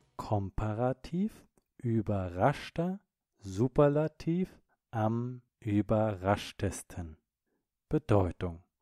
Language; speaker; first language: German; native; German